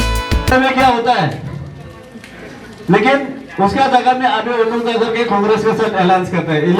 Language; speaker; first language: Hindi; non-native, local second language; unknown